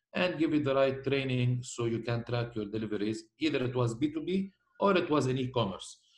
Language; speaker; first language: English; non-native, fluent; Arabic